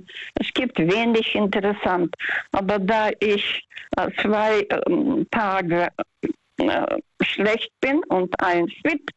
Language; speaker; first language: German; non-native, fluent; Russian